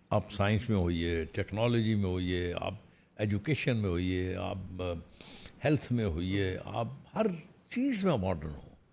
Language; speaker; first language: Urdu; non-native, local second language; Punjabi